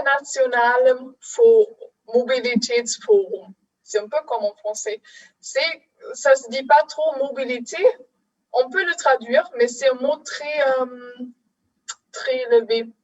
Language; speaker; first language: French; non-native, fluent; German